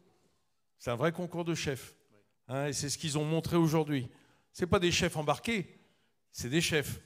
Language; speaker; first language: French; native; French